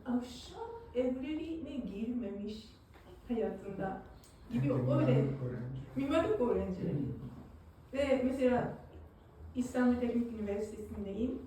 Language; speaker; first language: Turkish; non-native, fluent; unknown